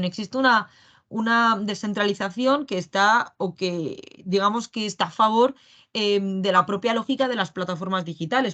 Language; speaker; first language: Spanish; native; Spanish